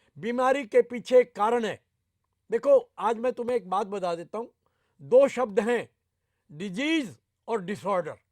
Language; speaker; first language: Hindi; native; Hindi